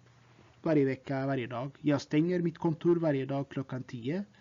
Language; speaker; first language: Swedish; non-native, fluent; Tigrinya